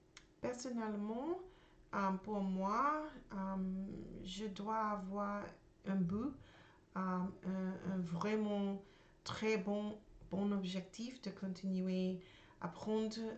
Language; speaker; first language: French; non-native, learner; English